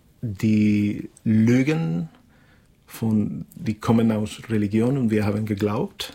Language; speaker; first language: German; non-native, fluent; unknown